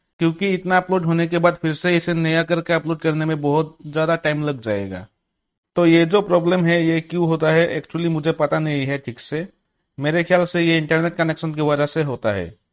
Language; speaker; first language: Hindi; native; Hindi